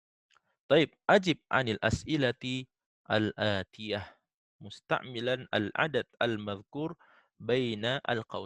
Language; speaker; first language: Arabic; non-native, fluent; Indonesian